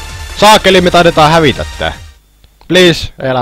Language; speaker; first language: Finnish; native; Finnish